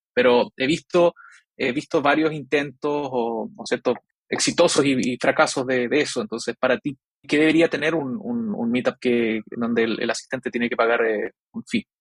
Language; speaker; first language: Spanish; native; Spanish